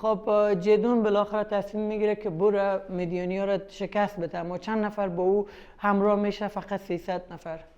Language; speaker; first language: Persian; native; Persian